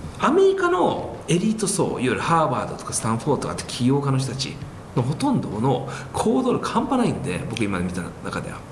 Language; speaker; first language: Japanese; early bilingual, heritage; Japanese